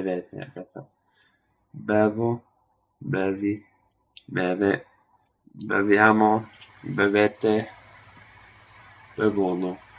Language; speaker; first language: Italian; non-native, learner; English